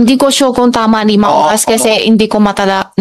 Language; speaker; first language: Filipino; non-native, learner; Chinese